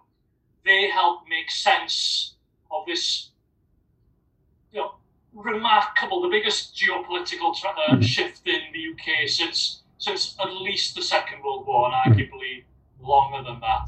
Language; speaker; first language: English; native; English